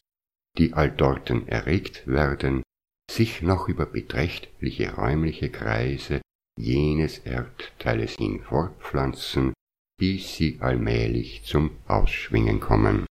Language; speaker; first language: German; native; German